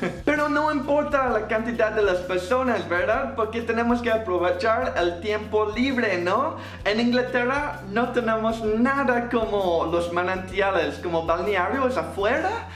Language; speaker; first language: Spanish; non-native, fluent; English